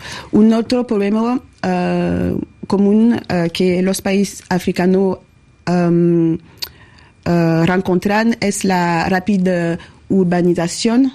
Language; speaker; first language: Spanish; non-native, learner; French